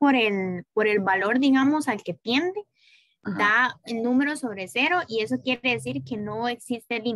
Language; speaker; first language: Spanish; native; Spanish